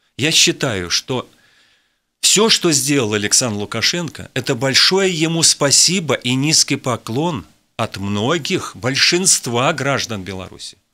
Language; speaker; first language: Russian; native; Russian